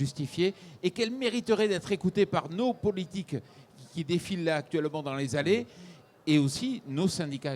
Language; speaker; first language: French; native; French